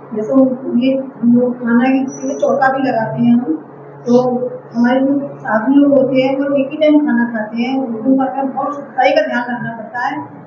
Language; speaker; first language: Hindi; native; Hindi